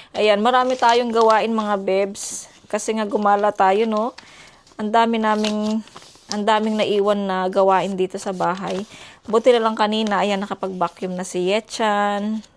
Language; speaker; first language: Filipino; native; Filipino